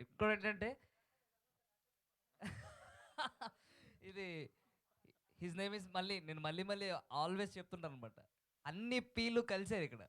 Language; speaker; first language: Telugu; native; Telugu